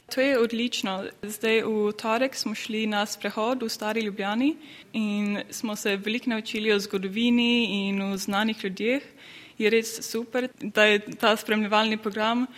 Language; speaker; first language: Slovenian; early bilingual, heritage; Slovenian